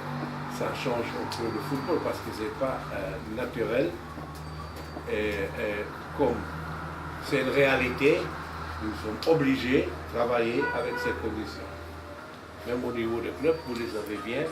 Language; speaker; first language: French; non-native, fluent; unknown